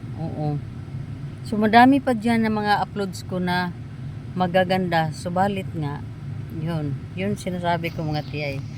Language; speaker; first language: Filipino; non-native, local second language; Cebuano